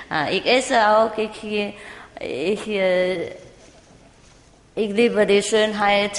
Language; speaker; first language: German; non-native, learner; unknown